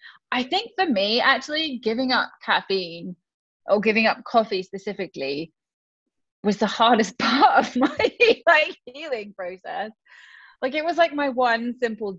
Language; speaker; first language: English; native; English